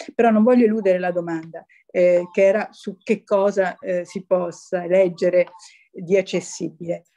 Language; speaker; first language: Italian; native; Italian